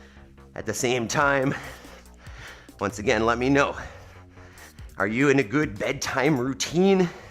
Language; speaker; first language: English; native; English